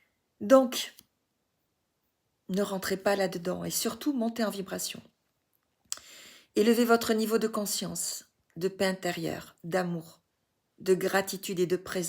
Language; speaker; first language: French; native; French